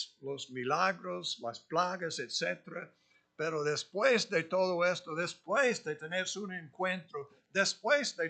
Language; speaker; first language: Spanish; non-native, fluent; English